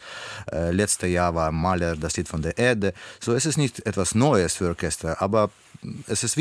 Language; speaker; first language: German; non-native, learner; Russian